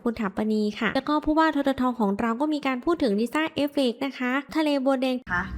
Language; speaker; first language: Thai; native; Thai